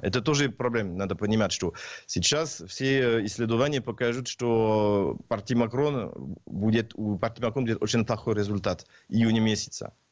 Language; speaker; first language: Russian; non-native, learner; French